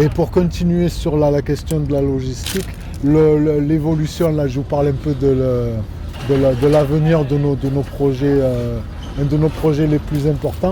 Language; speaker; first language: French; native; French